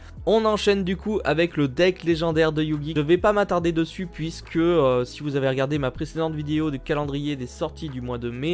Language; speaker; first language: French; native; French